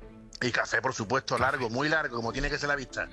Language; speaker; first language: Spanish; native; Spanish